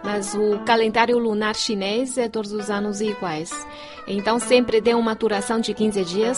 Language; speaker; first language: Portuguese; non-native, fluent; Chinese